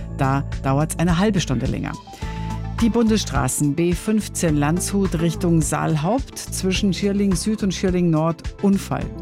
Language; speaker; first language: German; native; German